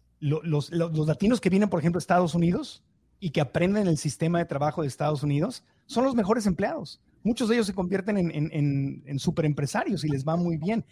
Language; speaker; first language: Spanish; native; Spanish